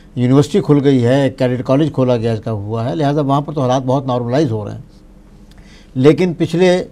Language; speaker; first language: Hindi; native; Hindi